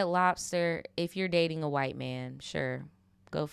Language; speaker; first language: English; native; English